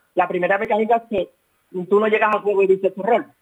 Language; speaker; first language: Spanish; native; Spanish